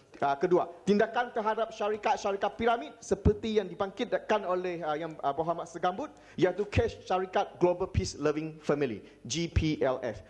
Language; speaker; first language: Malay; non-native, local second language; Chinese